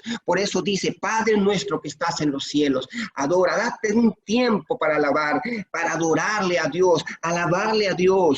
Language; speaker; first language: Spanish; native; Spanish